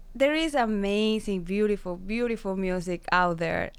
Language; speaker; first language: English; non-native, fluent; Spanish